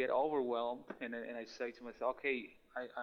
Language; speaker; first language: English; non-native, fluent; Spanish